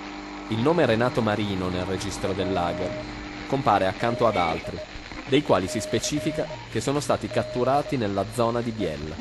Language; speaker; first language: Italian; native; Italian